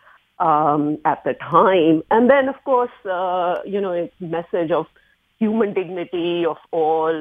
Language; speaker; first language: English; non-native, local second language; Hindi